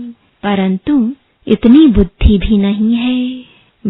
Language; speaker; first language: Hindi; native; Hindi